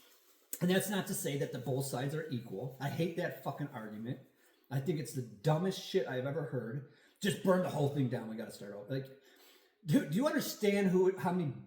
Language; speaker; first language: English; native; English